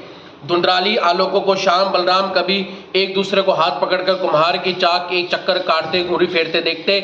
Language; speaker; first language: Hindi; native; Hindi